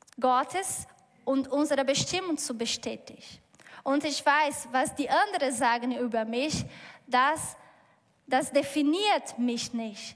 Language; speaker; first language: German; non-native, learner; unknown